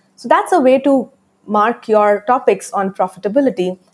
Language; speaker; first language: English; non-native, local second language; Tamil